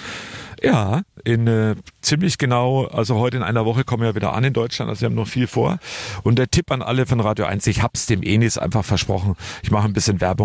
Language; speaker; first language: German; native; German